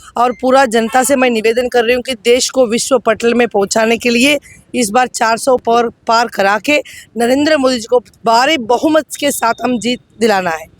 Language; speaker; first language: Hindi; non-native, local second language; Tamil